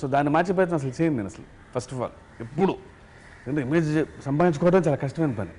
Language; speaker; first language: Telugu; native; Telugu